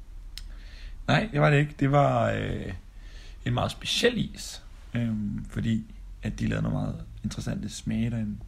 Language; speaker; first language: Danish; native; Danish